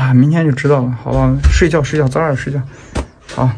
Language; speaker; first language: Chinese; native; Chinese